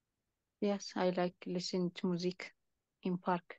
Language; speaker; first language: English; non-native, learner; Tigrinya